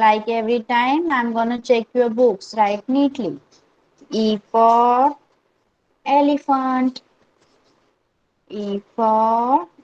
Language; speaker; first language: English; non-native, local second language; Marathi